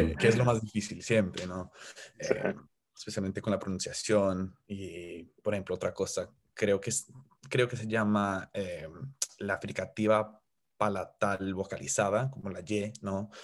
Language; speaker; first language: Spanish; non-native, fluent; English